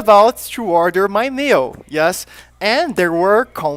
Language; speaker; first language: English; non-native, fluent; Portuguese